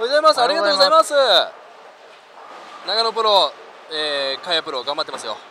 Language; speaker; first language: Japanese; native; Japanese